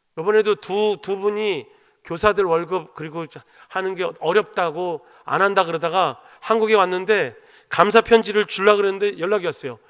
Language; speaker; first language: Korean; native; Korean